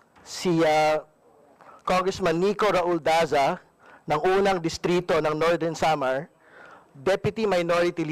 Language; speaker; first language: Filipino; native; Filipino